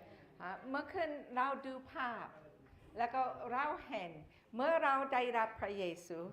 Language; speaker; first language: Thai; non-native, fluent; English